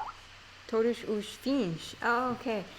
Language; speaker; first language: Portuguese; non-native, learner; English